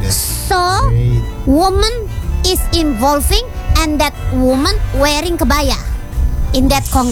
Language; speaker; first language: English; non-native, learner; Indonesian